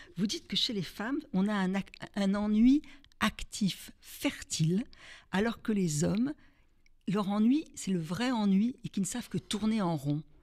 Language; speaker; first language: French; native; French